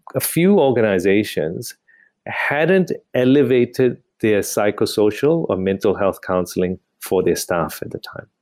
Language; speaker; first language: English; non-native, local second language; Tamil